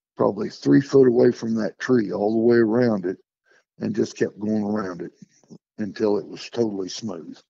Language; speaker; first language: English; native; English